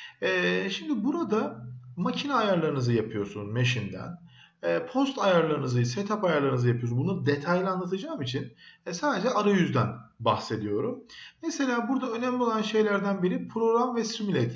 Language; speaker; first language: Turkish; native; Turkish